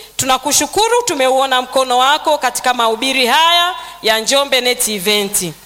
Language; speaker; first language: Swahili; native; Swahili